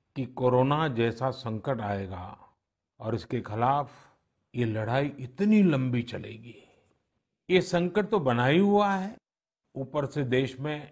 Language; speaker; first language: Hindi; non-native, local second language; Gujarati